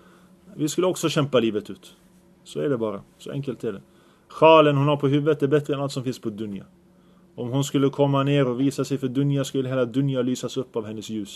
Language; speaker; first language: Swedish; early bilingual, other home language; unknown